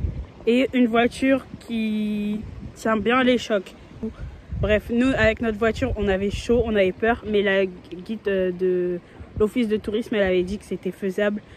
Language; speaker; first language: French; native; French